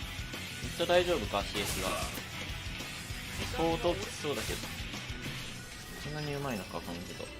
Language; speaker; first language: Japanese; native; Japanese